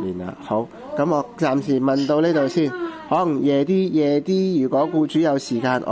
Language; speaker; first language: Cantonese; native; Cantonese